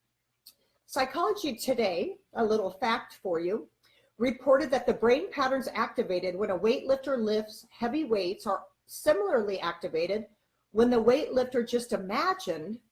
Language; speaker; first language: English; native; English